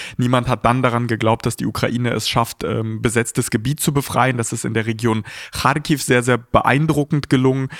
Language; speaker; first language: German; early bilingual, other home language; Russian